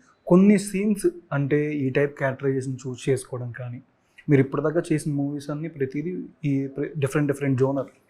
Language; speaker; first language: Telugu; native; Telugu